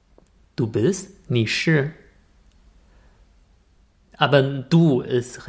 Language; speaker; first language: German; non-native, fluent; Chinese